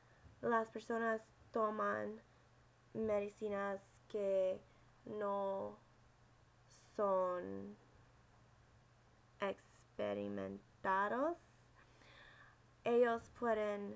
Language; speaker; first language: Spanish; non-native, learner; English